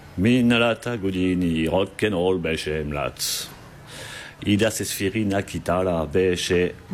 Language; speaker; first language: Bulgarian; non-native, learner; French